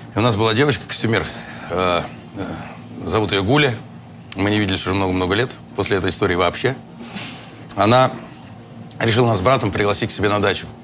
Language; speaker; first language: Russian; native; Russian